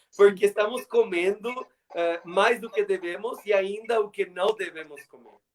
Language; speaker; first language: Portuguese; non-native, fluent; Spanish